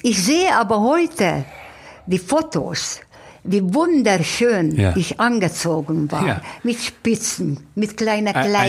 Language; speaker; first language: German; non-native, fluent; Hungarian